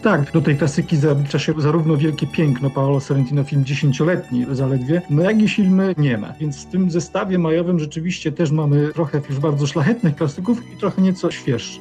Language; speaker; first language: Polish; native; Polish